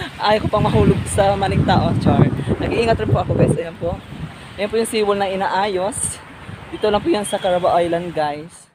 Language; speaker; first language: Filipino; non-native, local second language; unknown